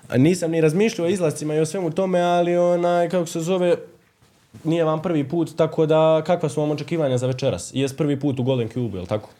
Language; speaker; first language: Serbian; native; Serbian